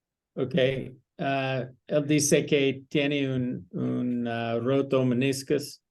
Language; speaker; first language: Spanish; non-native, learner; English